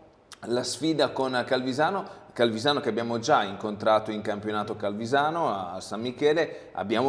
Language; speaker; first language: Italian; native; Italian